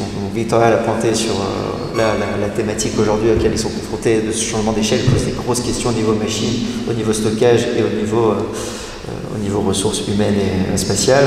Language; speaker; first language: French; native; French